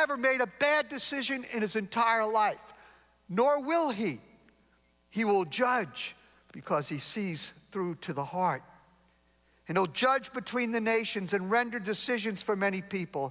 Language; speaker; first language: English; native; English